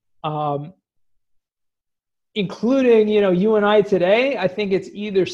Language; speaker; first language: English; native; English